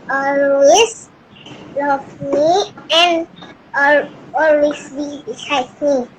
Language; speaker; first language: English; non-native, learner; Indonesian